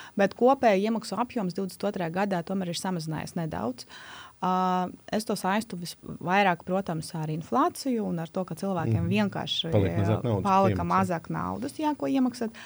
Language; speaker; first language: Latvian; non-native, local second language; Russian